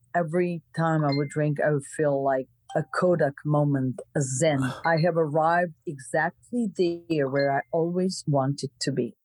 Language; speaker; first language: English; non-native, fluent; Croatian